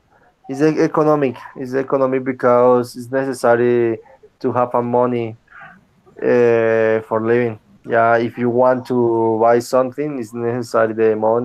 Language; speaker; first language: English; non-native, learner; Spanish